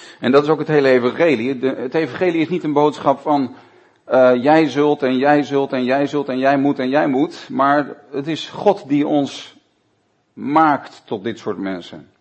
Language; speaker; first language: Dutch; native; Dutch